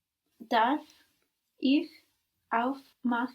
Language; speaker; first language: German; non-native, learner; English